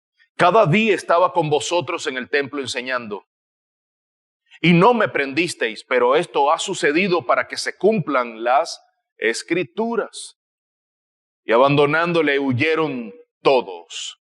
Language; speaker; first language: Spanish; native; Spanish